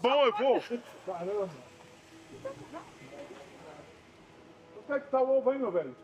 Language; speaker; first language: Portuguese; native; Portuguese